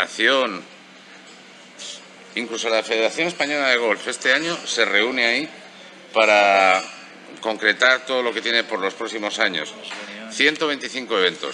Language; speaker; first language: Spanish; native; Spanish